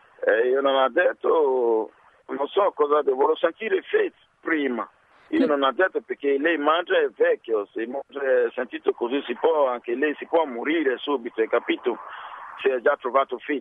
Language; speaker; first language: Italian; non-native, learner; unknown